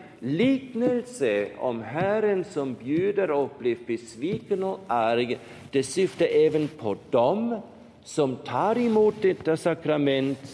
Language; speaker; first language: Swedish; non-native, fluent; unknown